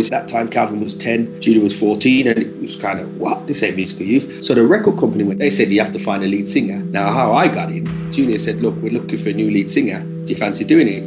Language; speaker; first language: English; native; English